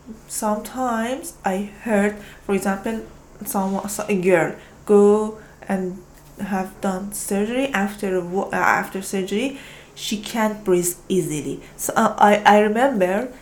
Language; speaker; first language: English; non-native, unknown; Persian